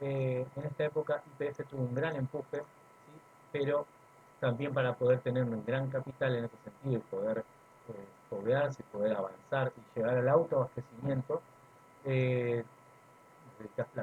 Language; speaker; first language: Spanish; native; Spanish